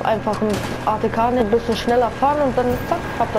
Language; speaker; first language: German; native; German